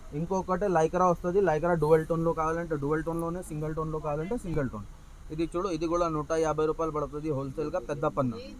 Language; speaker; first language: Telugu; non-native, local second language; Urdu